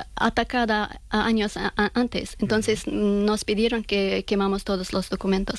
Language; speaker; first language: Spanish; non-native, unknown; Persian